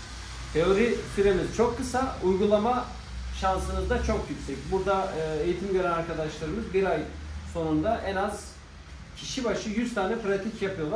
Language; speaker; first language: Turkish; native; Turkish